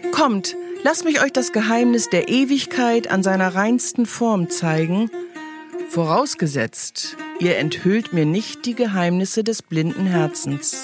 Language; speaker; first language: German; native; German